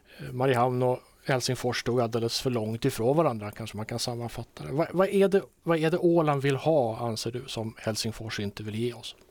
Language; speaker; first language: Swedish; native; Swedish